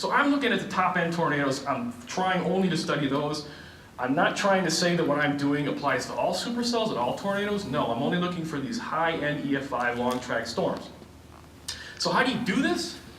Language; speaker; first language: English; native; English